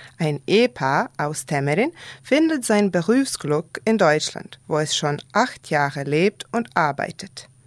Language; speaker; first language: German; non-native, fluent; Serbian